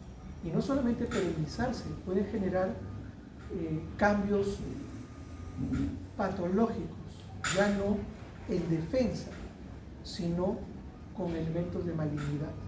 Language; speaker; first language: Spanish; native; Spanish